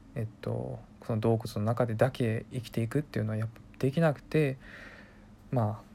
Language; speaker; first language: Japanese; non-native, fluent; Korean